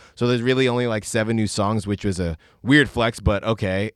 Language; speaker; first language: English; early bilingual, other home language; Spanish